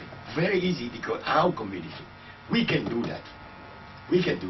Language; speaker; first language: English; non-native, learner; Vietnamese